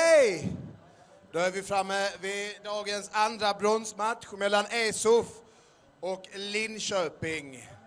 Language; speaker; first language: Swedish; native; Swedish